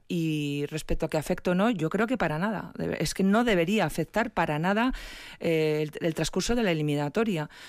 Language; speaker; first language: Spanish; native; Spanish